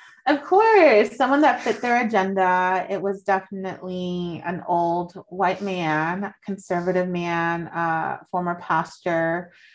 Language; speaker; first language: English; early bilingual, other home language; Spanish